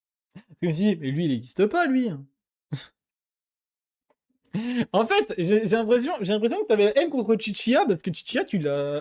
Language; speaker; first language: French; native; French